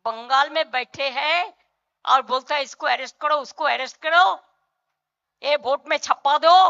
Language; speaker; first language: Hindi; non-native, local second language; Bangla